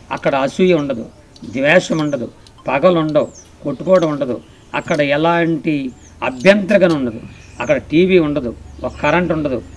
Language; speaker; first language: Telugu; non-native, local second language; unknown